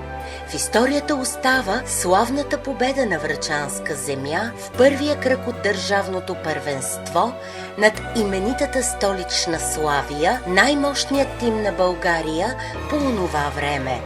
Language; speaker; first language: Bulgarian; native; Bulgarian